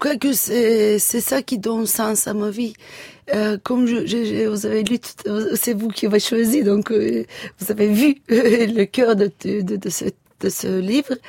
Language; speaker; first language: French; non-native, fluent; Turkish